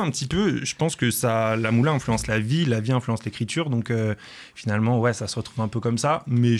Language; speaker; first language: French; native; French